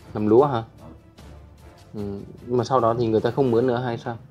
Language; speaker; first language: Vietnamese; native; Vietnamese